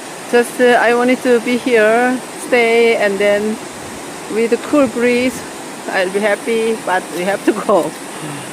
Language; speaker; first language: English; non-native, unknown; Korean